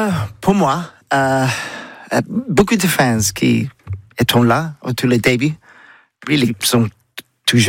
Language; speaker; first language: French; non-native, learner; English